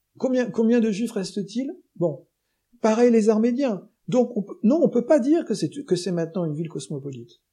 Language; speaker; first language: French; native; French